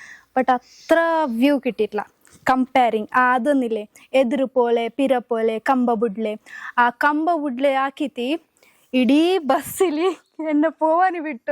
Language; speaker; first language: Malayalam; non-native, local second language; Hindi